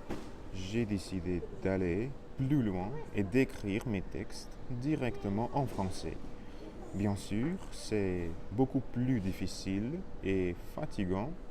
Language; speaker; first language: French; non-native, learner; Russian